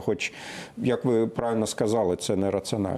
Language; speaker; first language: Ukrainian; non-native, fluent; German